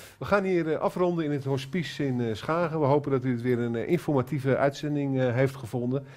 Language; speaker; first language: Dutch; native; Dutch